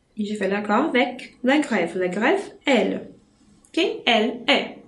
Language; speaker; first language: French; non-native, fluent; Portuguese